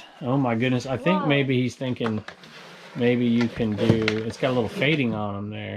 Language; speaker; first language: English; native; English